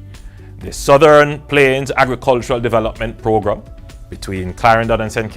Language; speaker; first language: English; native; English